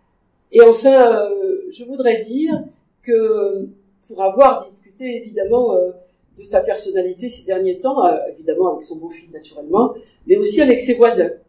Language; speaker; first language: French; native; French